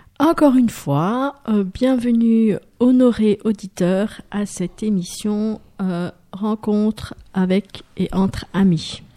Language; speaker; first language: French; native; French